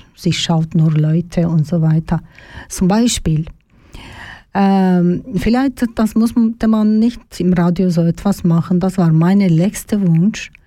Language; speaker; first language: German; non-native, learner; Turkish